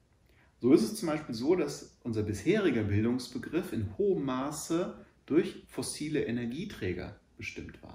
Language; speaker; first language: German; native; German